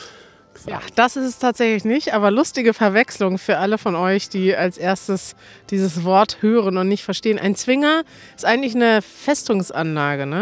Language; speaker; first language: German; native; German